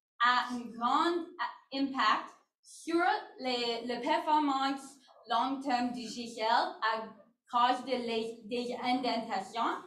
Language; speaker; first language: French; non-native, learner; English